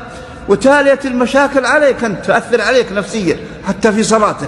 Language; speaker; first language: Arabic; native; Arabic